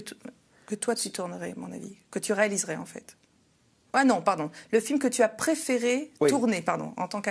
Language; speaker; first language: French; native; French